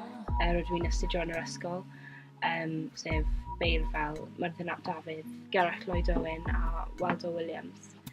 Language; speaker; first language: Welsh; non-native, local second language; English